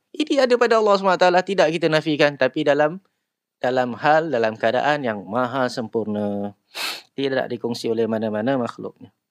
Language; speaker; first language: Malay; native; Malay